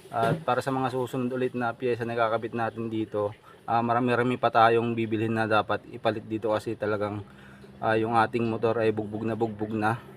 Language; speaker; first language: Filipino; native; Filipino